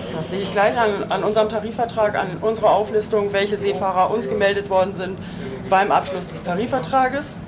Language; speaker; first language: German; native; German